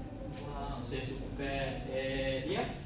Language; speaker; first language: French; non-native, learner; Indonesian